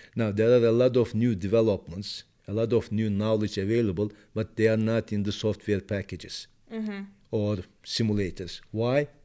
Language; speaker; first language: English; non-native, fluent; Turkish